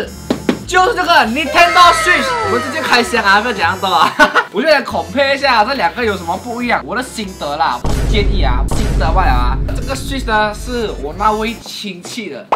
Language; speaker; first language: Chinese; native; Chinese